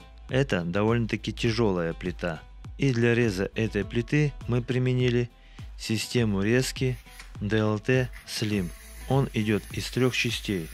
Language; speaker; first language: Russian; native; Russian